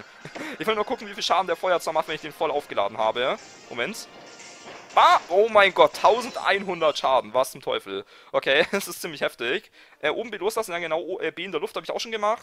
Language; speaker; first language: German; native; German